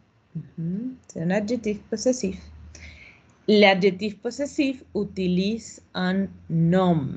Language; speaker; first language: French; non-native, fluent; Spanish